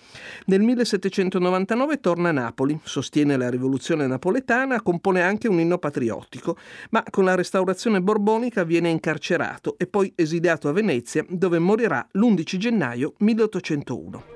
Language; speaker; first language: Italian; native; Italian